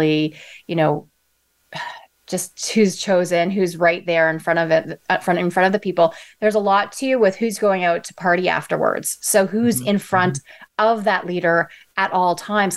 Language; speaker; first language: English; native; English